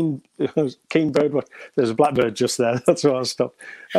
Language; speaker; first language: English; native; English